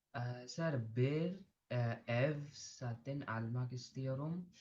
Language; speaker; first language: Turkish; non-native, learner; Urdu